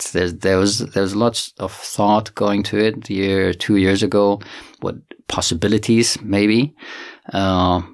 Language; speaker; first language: English; non-native, fluent; Finnish